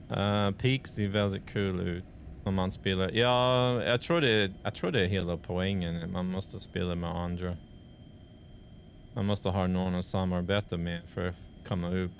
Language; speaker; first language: Swedish; non-native, fluent; English